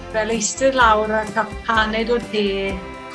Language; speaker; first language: Welsh; native; Welsh